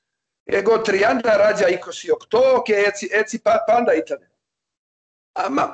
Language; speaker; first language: Greek; non-native, learner; Serbian